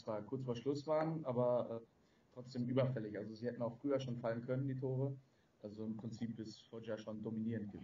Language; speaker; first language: German; native; German